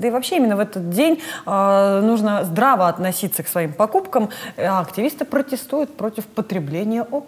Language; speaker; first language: Russian; native; Russian